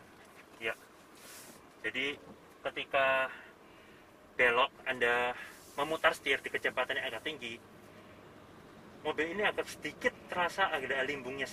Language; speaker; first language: Indonesian; native; Indonesian